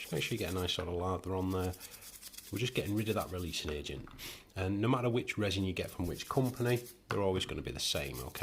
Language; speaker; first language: English; native; English